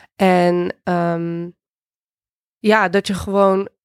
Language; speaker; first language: Dutch; native; Dutch